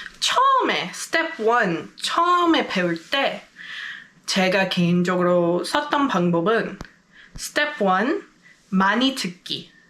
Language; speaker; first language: Korean; non-native, fluent; English